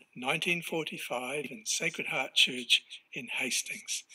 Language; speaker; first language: English; native; English